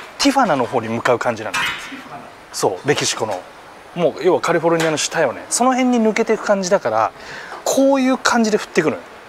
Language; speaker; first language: Japanese; native; Japanese